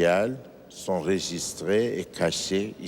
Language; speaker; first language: French; non-native, fluent; Turkish